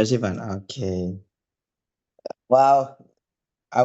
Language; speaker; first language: English; non-native, learner; Indonesian